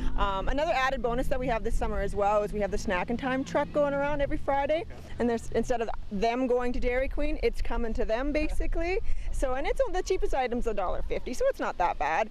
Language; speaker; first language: English; native; English